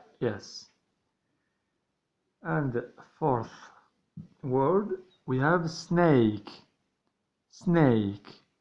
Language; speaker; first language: English; non-native, learner; Arabic